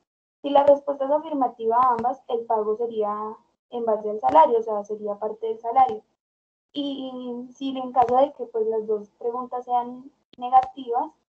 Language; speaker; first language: Spanish; native; Spanish